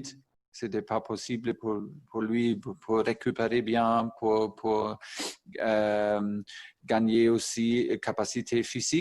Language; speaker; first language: French; non-native, fluent; German